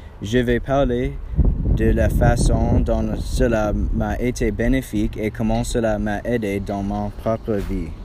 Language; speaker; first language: French; non-native, learner; English